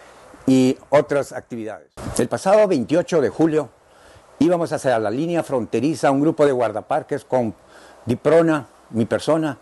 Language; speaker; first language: Spanish; native; Spanish